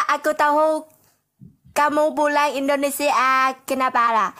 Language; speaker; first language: Indonesian; non-native, learner; Vietnamese